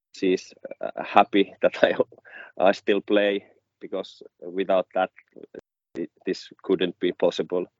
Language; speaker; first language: English; non-native, fluent; Finnish